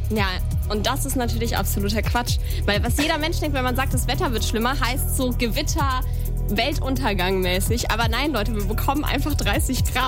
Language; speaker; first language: German; native; German